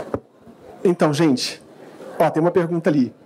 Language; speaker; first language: Portuguese; native; Portuguese